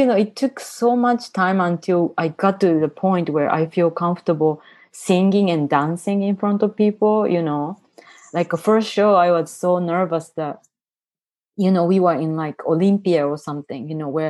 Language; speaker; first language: English; non-native, fluent; Japanese